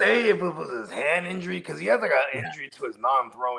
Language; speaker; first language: English; native; English